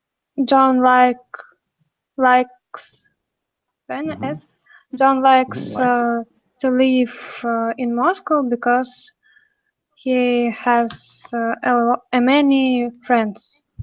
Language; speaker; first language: English; non-native, learner; Russian